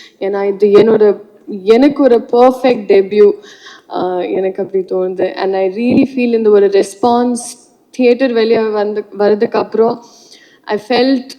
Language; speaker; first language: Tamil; non-native, learner; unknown